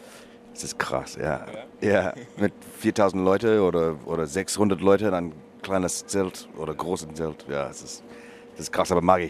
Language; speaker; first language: German; non-native, learner; English